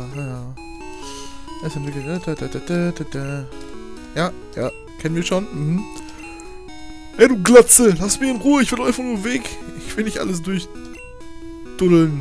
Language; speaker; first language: German; native; German